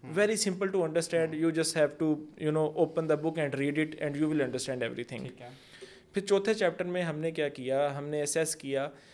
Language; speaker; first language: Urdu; non-native, local second language; Punjabi